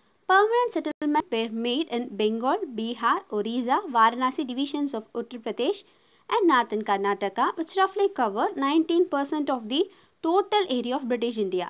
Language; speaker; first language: English; non-native, local second language; Tamil